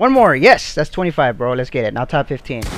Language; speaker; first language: English; native; English